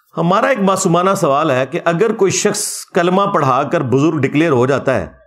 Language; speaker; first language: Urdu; non-native, local second language; Punjabi